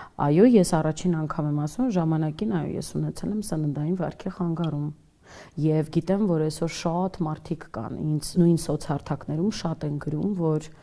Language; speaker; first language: Armenian; native; Armenian